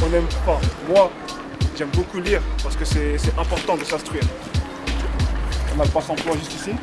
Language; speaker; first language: French; native; French